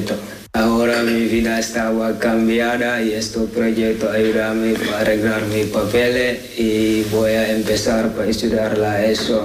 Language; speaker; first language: Spanish; non-native, learner; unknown